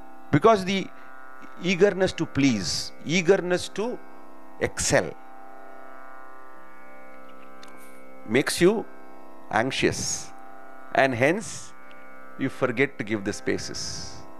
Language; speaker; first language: English; non-native, local second language; Tamil